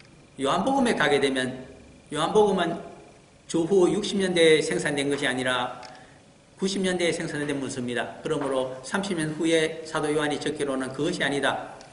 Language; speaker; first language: Korean; native; Korean